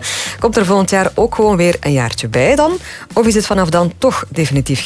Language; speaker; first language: Dutch; native; Dutch